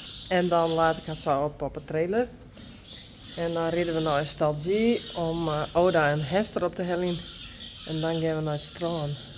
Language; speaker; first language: Dutch; native; Dutch